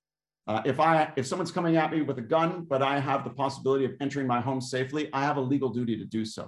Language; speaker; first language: English; native; English